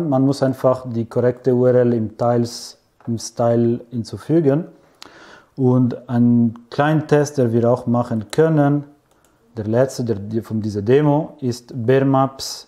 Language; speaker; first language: German; non-native, fluent; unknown